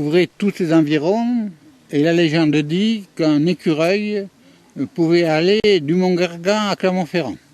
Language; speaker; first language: French; native; French